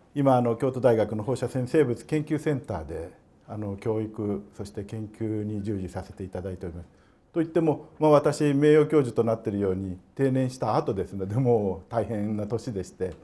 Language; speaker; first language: Japanese; native; Japanese